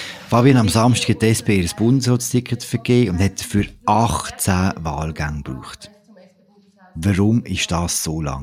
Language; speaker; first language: German; native; German